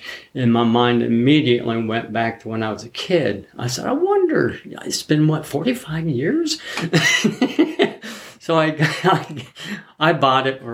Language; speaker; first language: English; native; English